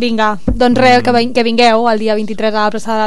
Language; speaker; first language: Catalan; native; Catalan